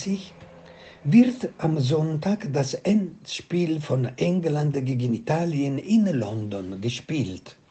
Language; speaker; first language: German; non-native, fluent; Italian